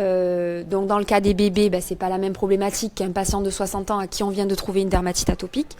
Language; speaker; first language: French; native; French